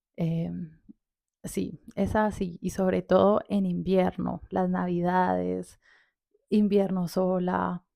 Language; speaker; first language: Spanish; native; Spanish